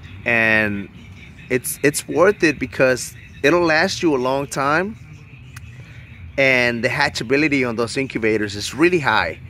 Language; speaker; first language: English; native; English